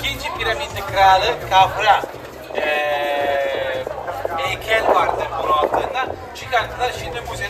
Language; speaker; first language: Turkish; non-native, fluent; Italian